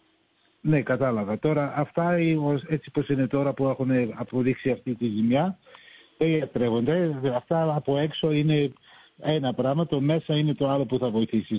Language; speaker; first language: Greek; early bilingual, heritage; Greek